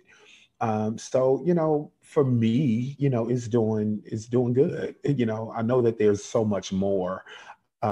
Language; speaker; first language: English; native; English